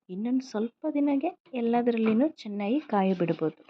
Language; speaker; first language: Kannada; non-native, local second language; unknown